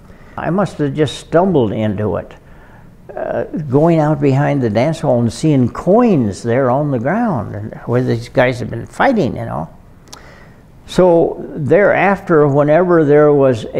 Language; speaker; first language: English; native; English